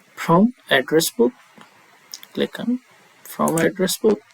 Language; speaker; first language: English; non-native, local second language; Nepali